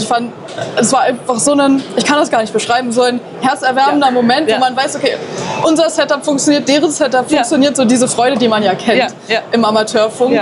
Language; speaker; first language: German; native; German